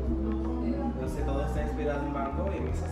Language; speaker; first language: Spanish; native; Spanish